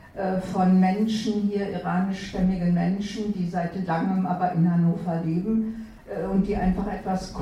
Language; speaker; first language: German; native; German